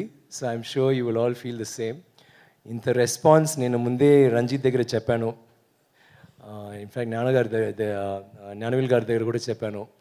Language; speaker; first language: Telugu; non-native, learner; Tamil